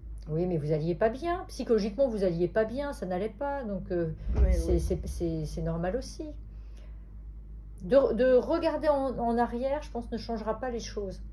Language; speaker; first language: French; native; French